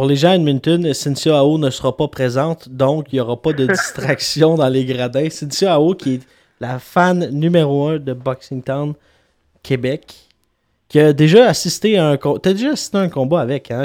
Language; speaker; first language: French; native; French